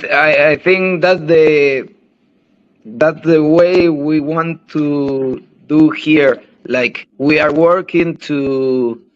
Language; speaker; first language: English; non-native, learner; Spanish